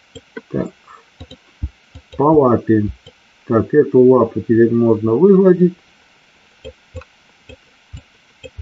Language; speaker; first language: Russian; native; Russian